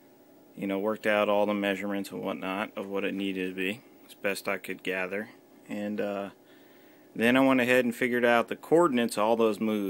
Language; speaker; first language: English; native; English